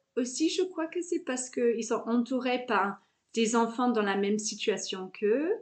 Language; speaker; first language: French; non-native, fluent; English